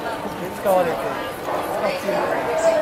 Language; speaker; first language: Japanese; native; Japanese